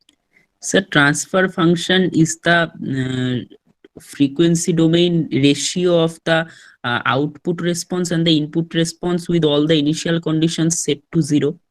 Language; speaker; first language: English; non-native, local second language; Bangla